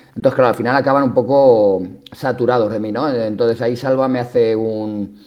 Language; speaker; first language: Spanish; native; Spanish